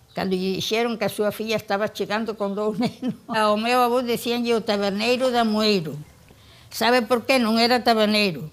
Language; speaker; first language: Galician; early bilingual, heritage; Galician